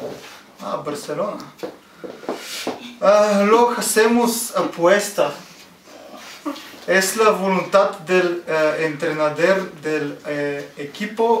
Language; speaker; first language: Spanish; non-native, learner; Bulgarian